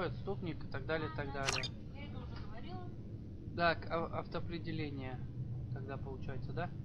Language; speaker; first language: Russian; native; Russian